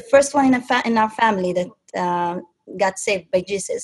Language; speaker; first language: English; non-native, fluent; Hebrew